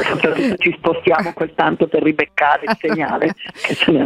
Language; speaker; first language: Italian; native; Italian